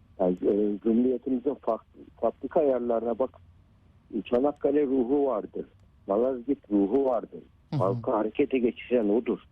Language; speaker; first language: Turkish; native; Turkish